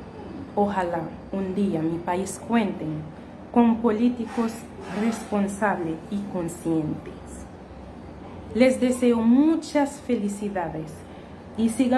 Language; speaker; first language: Spanish; non-native, fluent; Haitian Creole